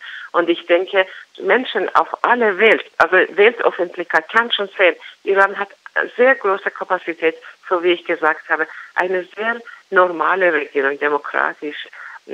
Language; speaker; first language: German; non-native, learner; Persian